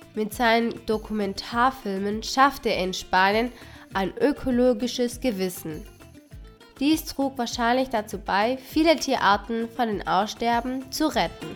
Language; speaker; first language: German; non-native, fluent; Spanish